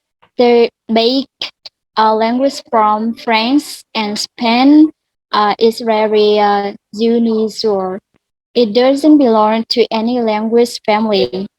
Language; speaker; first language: English; non-native, learner; Vietnamese